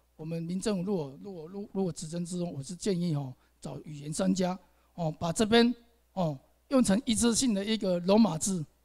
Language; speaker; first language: Chinese; native; Chinese